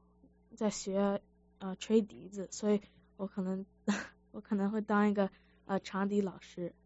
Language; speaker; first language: Chinese; early bilingual, heritage; Chinese